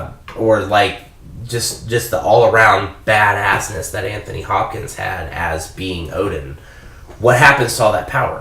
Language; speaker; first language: English; native; English